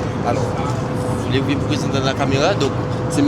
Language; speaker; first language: French; native; French